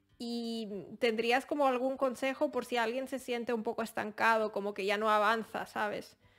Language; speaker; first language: Spanish; native; Spanish